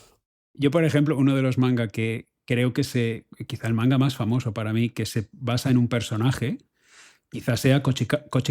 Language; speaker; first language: Spanish; native; Spanish